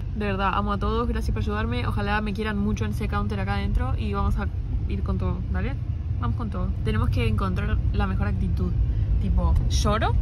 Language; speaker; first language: Spanish; native; Spanish